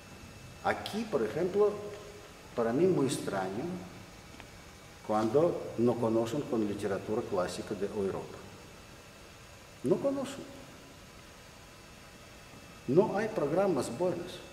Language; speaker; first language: Spanish; non-native, learner; Russian